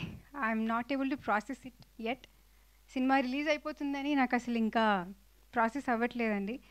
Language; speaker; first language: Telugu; non-native, fluent; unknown